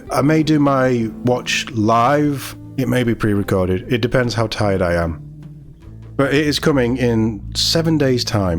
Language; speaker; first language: English; native; English